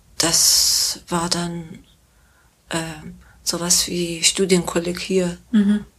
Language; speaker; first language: German; non-native, fluent; Persian